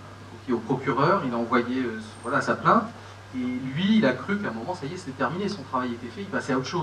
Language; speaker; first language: French; native; French